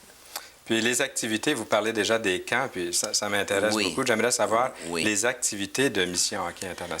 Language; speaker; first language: French; native; French